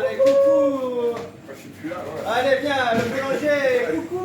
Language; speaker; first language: French; native; French